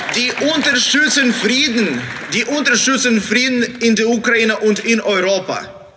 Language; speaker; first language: German; non-native, fluent; Ukrainian